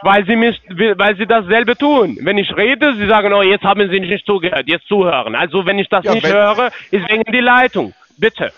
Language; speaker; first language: German; non-native, learner; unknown